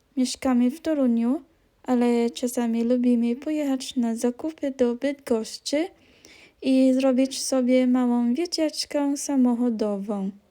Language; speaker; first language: Polish; non-native, fluent; Hiligaynon